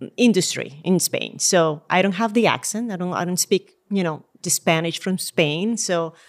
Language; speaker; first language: English; non-native, fluent; Spanish